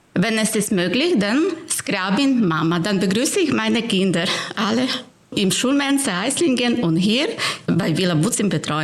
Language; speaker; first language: German; non-native, fluent; Ukrainian